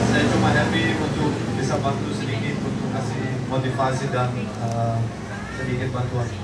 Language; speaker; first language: Indonesian; non-native, fluent; Dutch